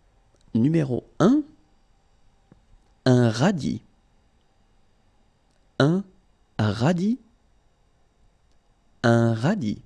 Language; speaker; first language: French; native; French